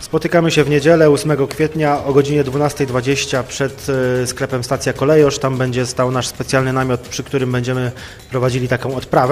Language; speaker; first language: Polish; native; Polish